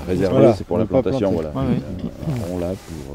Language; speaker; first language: French; native; French